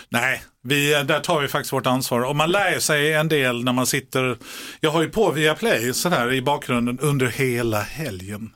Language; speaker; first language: Swedish; native; Swedish